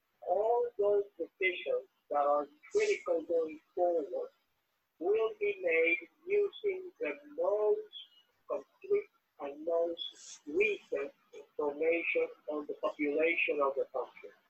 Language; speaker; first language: English; non-native, local second language; Spanish